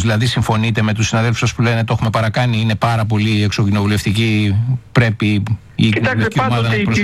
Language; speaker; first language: Greek; native; Greek